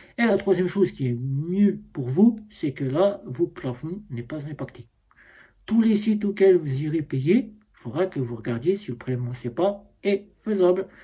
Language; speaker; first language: French; native; French